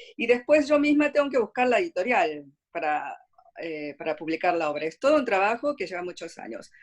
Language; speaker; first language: Spanish; early bilingual, other home language; Korean